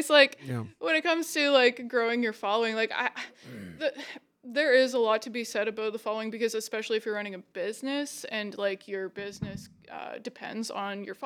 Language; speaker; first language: English; native; English